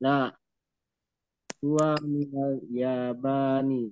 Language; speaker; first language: Arabic; non-native, learner; Indonesian